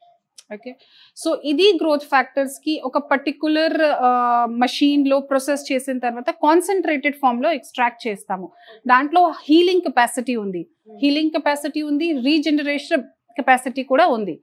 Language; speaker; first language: Telugu; non-native, fluent; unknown